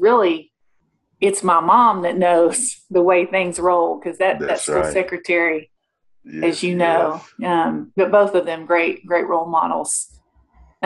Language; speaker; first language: English; native; English